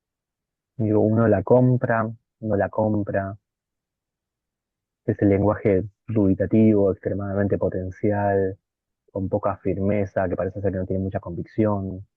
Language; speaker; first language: Spanish; native; Spanish